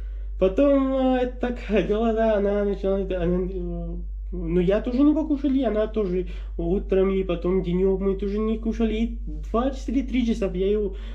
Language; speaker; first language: Russian; non-native, learner; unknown